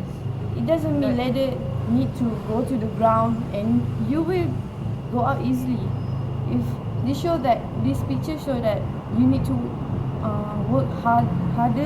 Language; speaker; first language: English; non-native, learner; Malay